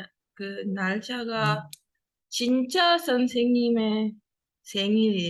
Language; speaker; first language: Korean; non-native, learner; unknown